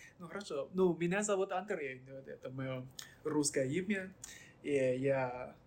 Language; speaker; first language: Russian; non-native, learner; Chinese